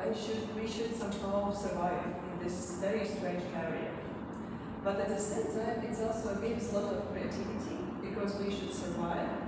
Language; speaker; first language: English; non-native, fluent; Latvian